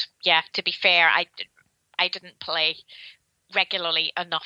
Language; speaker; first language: English; native; English